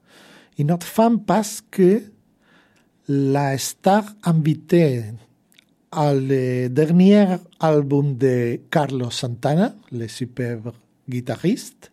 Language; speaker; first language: French; non-native, fluent; Spanish